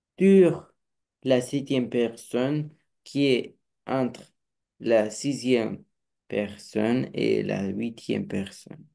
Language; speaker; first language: French; non-native, learner; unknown